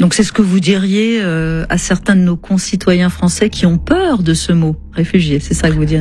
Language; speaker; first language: French; native; French